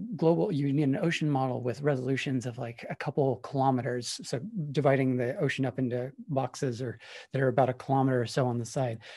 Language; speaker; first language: English; native; English